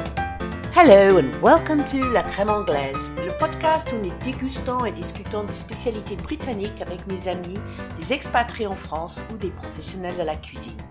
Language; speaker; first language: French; non-native, fluent; English